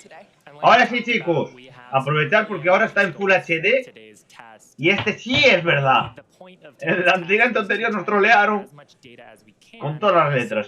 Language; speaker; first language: Spanish; native; Spanish